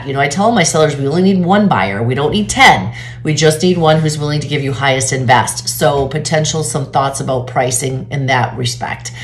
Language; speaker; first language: English; native; English